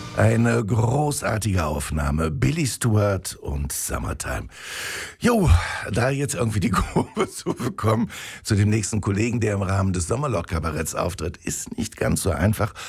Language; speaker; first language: German; native; German